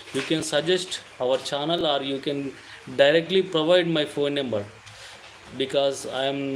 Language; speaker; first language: English; non-native, local second language; Telugu